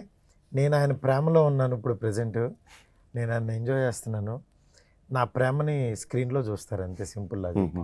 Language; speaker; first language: Telugu; native; Telugu